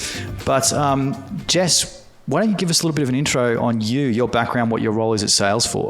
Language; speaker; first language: English; native; English